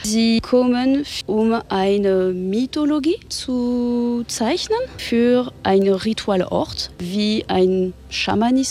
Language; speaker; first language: German; non-native, fluent; French